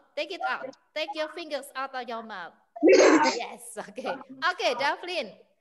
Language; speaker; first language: English; non-native, fluent; Indonesian